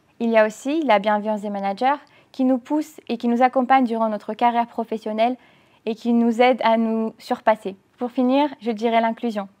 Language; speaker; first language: French; non-native, fluent; Romanian